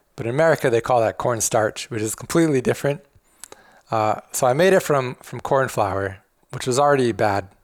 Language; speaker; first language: English; native; English